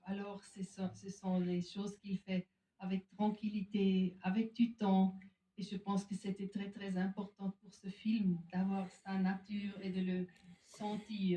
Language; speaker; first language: French; non-native, fluent; German